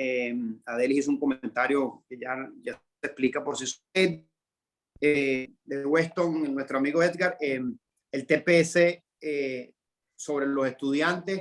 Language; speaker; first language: Spanish; native; Spanish